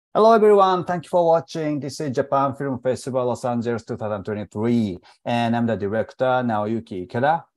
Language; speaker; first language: English; non-native, fluent; Japanese